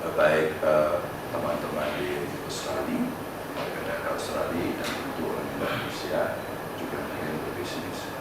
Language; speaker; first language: Indonesian; native; Indonesian